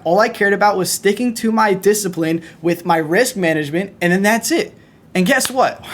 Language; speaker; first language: English; native; English